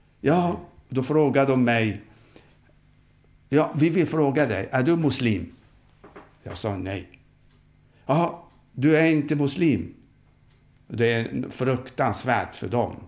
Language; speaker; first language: Swedish; non-native, fluent; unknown